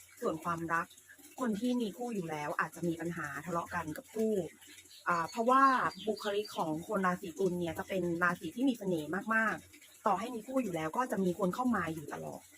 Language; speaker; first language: Thai; native; Thai